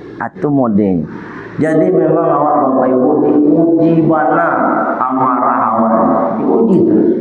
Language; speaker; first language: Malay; non-native, local second language; Minangkabau